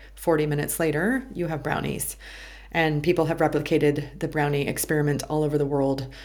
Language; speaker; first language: English; native; English